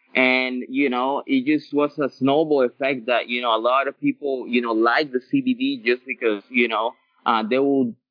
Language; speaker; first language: English; early bilingual, other home language; Spanish